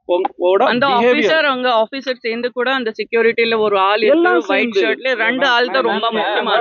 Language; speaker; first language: Tamil; non-native, local second language; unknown